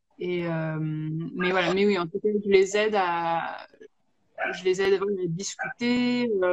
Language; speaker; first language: French; native; French